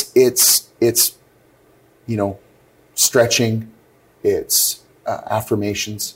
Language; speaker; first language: English; native; English